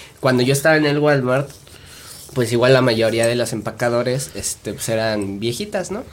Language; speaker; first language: Spanish; native; Spanish